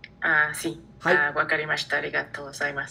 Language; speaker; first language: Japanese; non-native, learner; Spanish